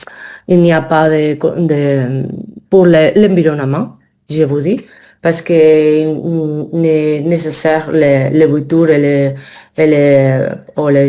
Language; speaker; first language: French; non-native, learner; Spanish